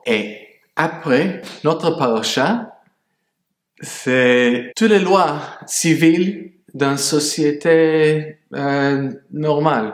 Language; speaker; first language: French; non-native, fluent; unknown